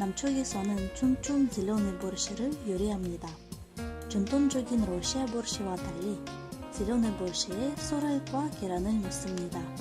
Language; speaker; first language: Korean; non-native, fluent; Russian